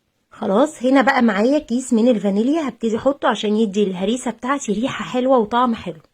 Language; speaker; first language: Arabic; native; Arabic